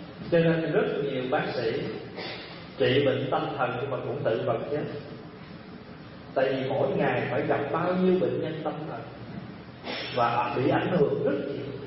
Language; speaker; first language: Vietnamese; early bilingual, heritage; Vietnamese